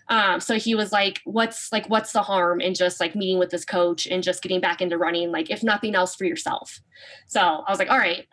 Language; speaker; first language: English; native; English